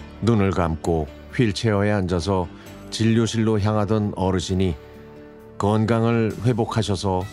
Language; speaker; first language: Korean; native; Korean